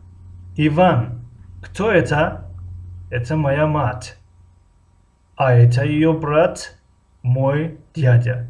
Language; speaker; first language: Russian; non-native, local second language; Tajik